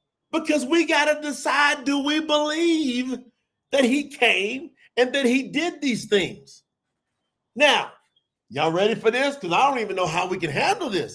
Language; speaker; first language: English; native; English